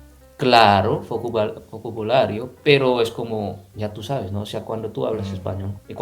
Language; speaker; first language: Spanish; non-native, fluent; Indonesian